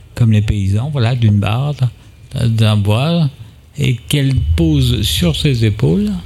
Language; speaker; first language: French; native; French